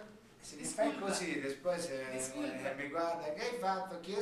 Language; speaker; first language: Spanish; non-native, learner; Italian